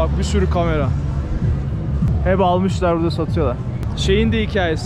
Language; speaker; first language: Turkish; native; Turkish